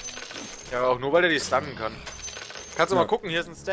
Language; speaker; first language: German; native; German